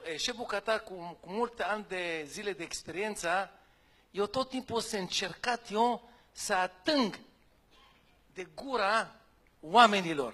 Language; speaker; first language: Romanian; non-native, fluent; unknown